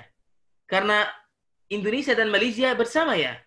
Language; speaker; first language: Indonesian; non-native, learner; Arabic